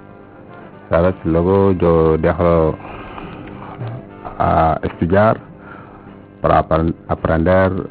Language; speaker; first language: Spanish; non-native, learner; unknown